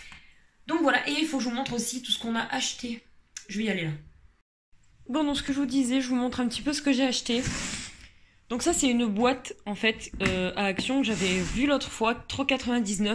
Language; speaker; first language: French; native; French